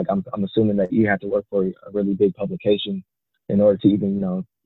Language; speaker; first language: English; native; English